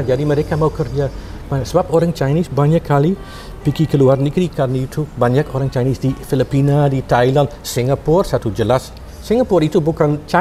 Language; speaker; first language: Indonesian; non-native, fluent; Dutch